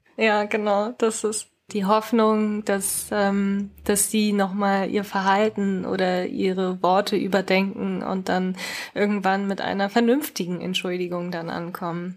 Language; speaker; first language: German; early bilingual, other home language; Japanese